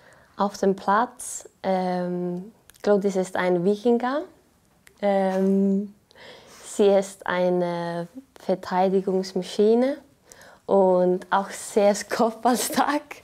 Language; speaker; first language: German; non-native, learner; Icelandic